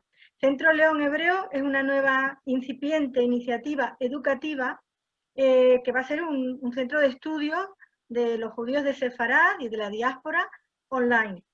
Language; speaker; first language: Spanish; native; Spanish